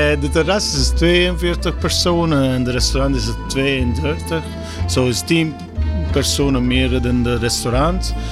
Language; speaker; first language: Dutch; non-native, learner; Italian